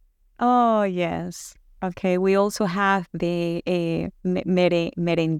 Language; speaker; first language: English; non-native, fluent; Spanish